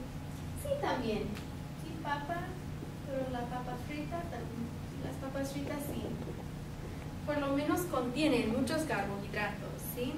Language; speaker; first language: Spanish; non-native, fluent; English